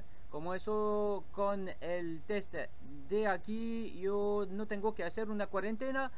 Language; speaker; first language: Spanish; non-native, learner; French